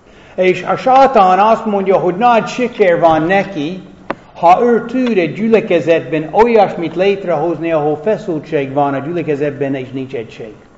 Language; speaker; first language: Hungarian; non-native, fluent; English